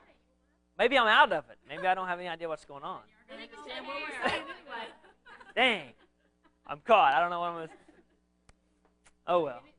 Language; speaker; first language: English; native; English